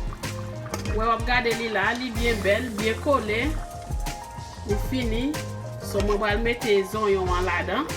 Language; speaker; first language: French; non-native, learner; Haitian Creole